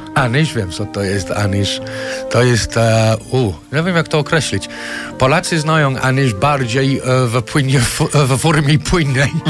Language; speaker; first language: Polish; non-native, fluent; English